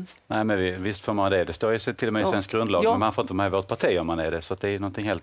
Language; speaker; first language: Swedish; native; Swedish